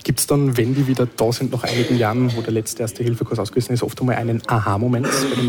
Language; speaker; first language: German; native; German